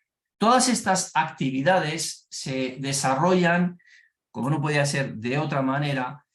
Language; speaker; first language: Spanish; native; Spanish